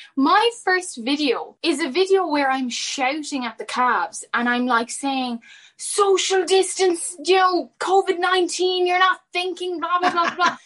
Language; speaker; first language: English; native; English